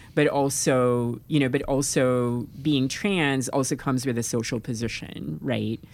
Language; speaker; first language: English; non-native, local second language; Filipino